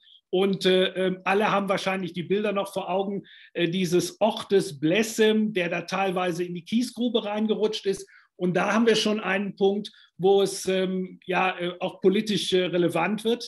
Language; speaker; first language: German; native; German